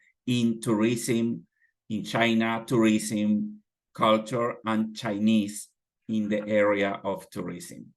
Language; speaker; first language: English; non-native, fluent; Spanish